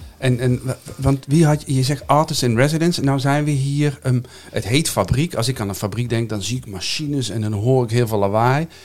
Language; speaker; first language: Dutch; native; Dutch